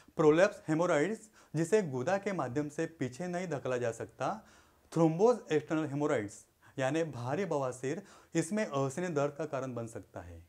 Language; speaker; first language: Hindi; non-native, local second language; Marathi